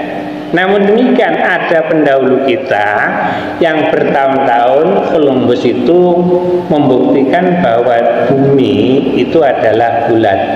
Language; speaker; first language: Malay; non-native, local second language; Javanese